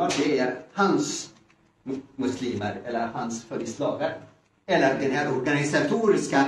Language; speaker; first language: Swedish; non-native, fluent; Arabic